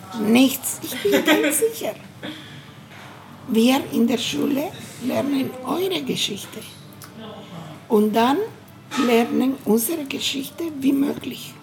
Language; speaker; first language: German; non-native, learner; Spanish